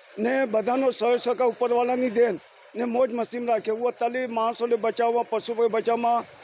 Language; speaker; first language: Gujarati; native; Gujarati